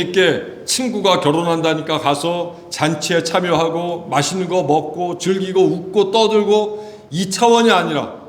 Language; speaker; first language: Korean; native; Korean